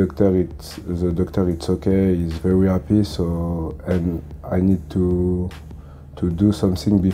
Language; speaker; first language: English; non-native, learner; French